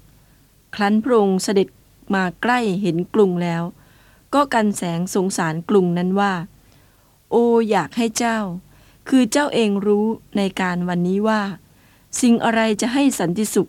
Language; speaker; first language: Thai; native; Thai